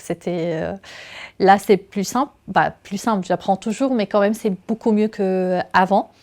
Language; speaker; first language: French; non-native, fluent; Arabic